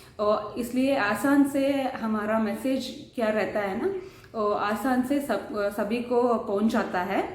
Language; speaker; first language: Hindi; non-native, local second language; Kannada